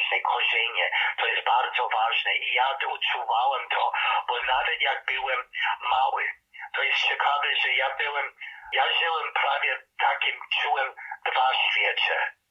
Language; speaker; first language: Polish; early bilingual, heritage; Polish